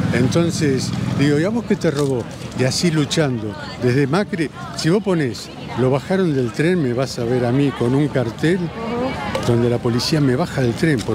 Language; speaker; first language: Spanish; native; Spanish